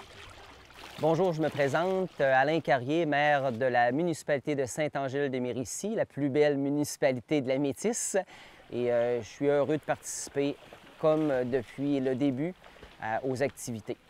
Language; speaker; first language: French; native; French